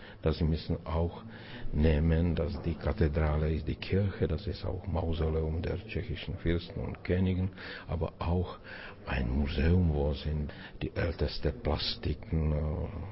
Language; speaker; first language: German; non-native, fluent; Czech